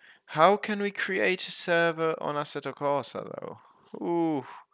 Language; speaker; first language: English; non-native, fluent; French